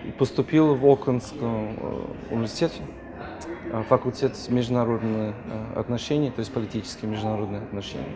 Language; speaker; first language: Russian; non-native, fluent; English